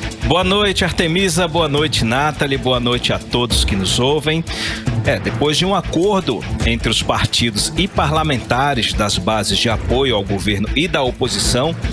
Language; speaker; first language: Portuguese; native; Portuguese